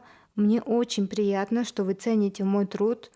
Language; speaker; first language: Russian; non-native, local second language; Kazakh